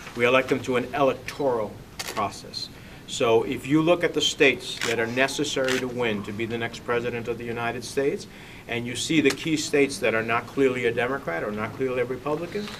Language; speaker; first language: English; early bilingual, other home language; Spanish